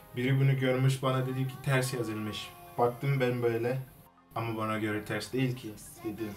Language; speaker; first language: Turkish; non-native, fluent; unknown